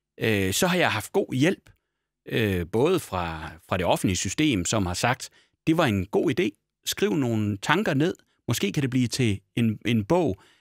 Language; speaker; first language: Danish; native; Danish